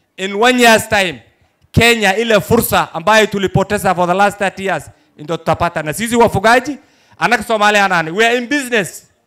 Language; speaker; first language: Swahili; non-native, local second language; Somali